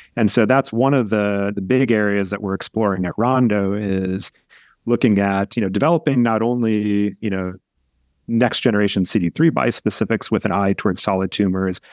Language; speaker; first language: English; native; English